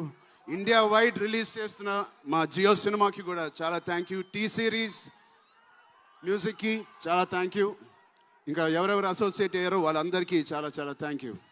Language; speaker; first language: Telugu; native; Telugu